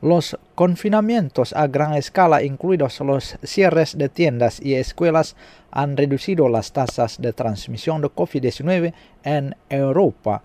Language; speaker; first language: Spanish; non-native, fluent; Indonesian